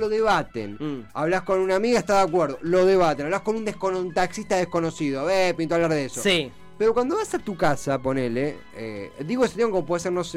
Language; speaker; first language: Spanish; native; Spanish